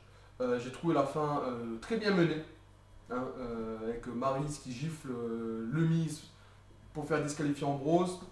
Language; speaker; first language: French; native; French